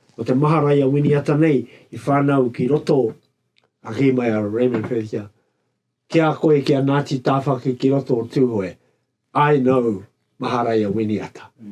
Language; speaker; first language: Māori; native; Māori